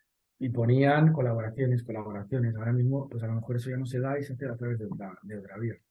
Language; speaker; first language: Spanish; native; Spanish